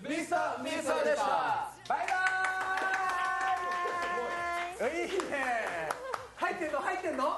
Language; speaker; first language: Japanese; native; Japanese